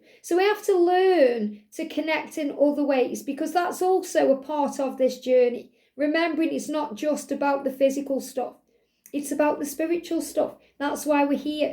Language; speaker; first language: English; native; English